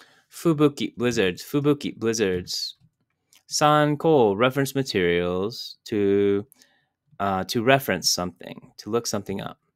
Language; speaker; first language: English; native; English